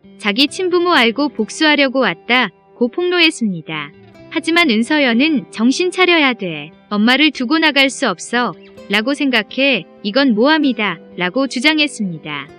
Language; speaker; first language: Korean; native; Korean